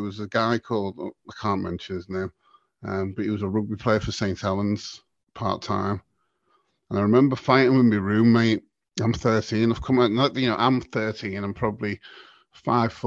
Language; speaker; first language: English; native; English